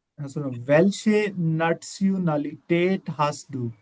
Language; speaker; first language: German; non-native, fluent; Urdu